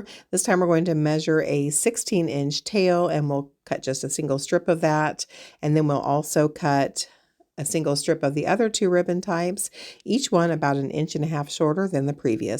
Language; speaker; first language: English; native; English